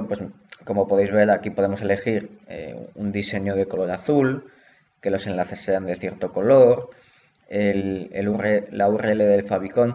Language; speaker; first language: Spanish; native; Spanish